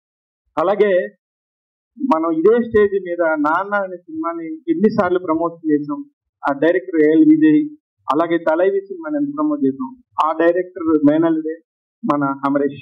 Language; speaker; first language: Telugu; native; Telugu